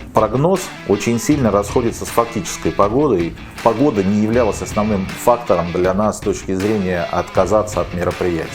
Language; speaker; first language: Russian; native; Russian